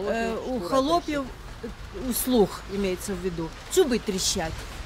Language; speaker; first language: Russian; native; Russian